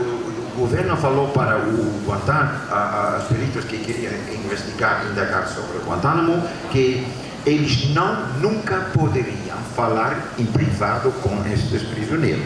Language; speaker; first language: Portuguese; non-native, fluent; Dutch